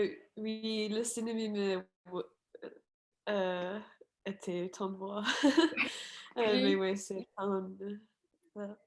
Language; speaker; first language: French; non-native, fluent; English